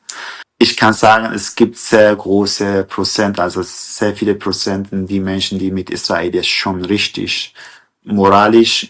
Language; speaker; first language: German; non-native, fluent; Kurdish